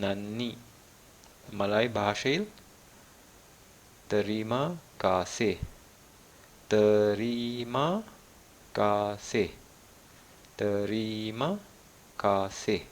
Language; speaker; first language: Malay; non-native, fluent; Malayalam